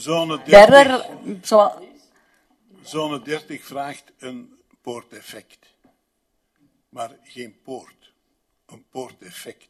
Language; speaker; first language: Dutch; native; Dutch